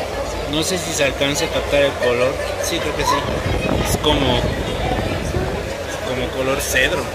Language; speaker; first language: Spanish; native; Spanish